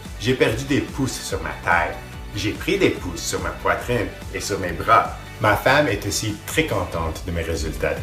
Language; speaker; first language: French; non-native, fluent; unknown